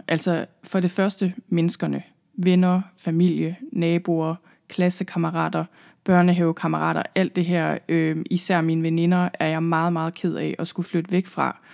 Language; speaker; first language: Danish; native; Danish